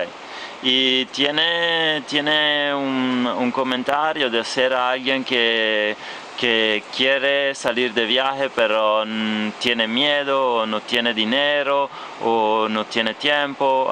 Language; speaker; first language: Spanish; non-native, fluent; Italian